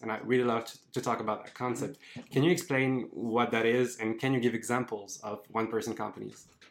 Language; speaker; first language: English; non-native, fluent; French